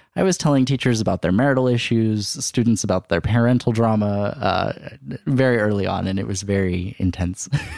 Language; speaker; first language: English; native; English